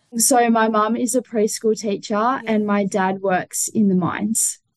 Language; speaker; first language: English; native; English